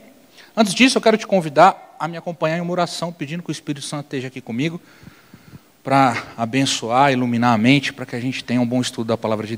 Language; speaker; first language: Portuguese; native; Portuguese